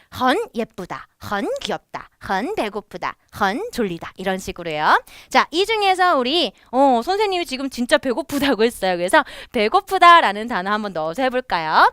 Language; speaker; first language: Korean; native; Korean